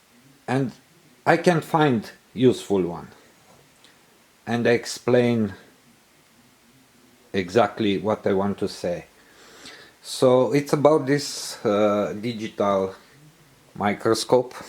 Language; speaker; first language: English; non-native, learner; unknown